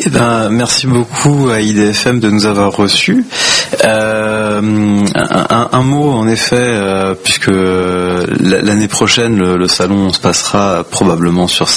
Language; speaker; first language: French; native; French